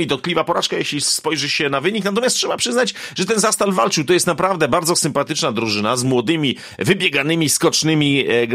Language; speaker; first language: Polish; native; Polish